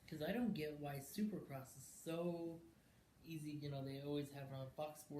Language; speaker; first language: English; native; English